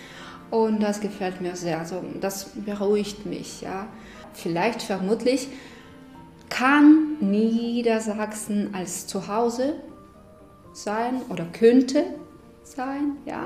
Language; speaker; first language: German; non-native, fluent; Ukrainian